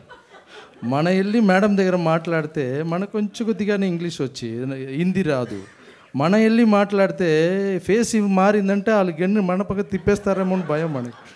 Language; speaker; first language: Telugu; non-native, fluent; Tamil